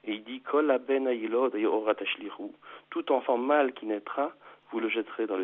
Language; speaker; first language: French; native; French